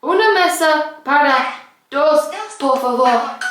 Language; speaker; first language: Spanish; non-native, learner; English